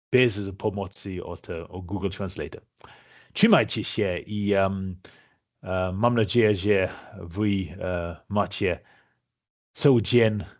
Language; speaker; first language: Polish; non-native, fluent; English